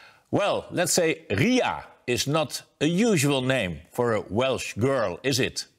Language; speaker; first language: English; non-native, fluent; Dutch